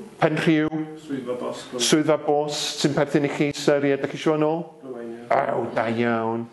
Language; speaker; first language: Welsh; native; Welsh